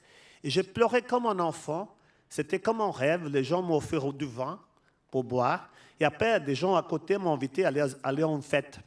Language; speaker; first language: French; non-native, fluent; Portuguese